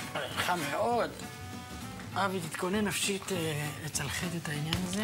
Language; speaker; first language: Hebrew; native; Hebrew